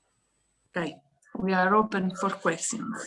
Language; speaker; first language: English; non-native, fluent; Italian